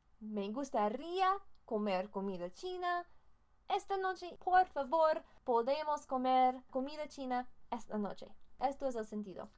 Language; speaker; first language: Spanish; non-native, learner; English